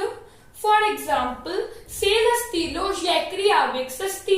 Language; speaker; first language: French; non-native, fluent; Hindi